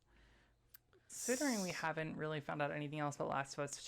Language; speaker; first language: English; native; English